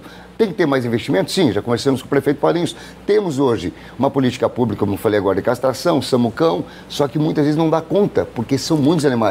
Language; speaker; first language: Portuguese; native; Portuguese